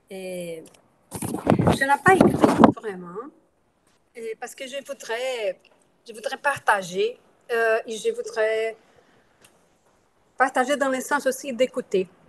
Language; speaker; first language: French; non-native, fluent; Portuguese